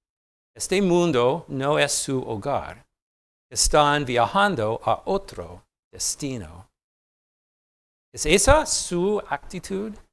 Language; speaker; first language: Spanish; non-native, fluent; English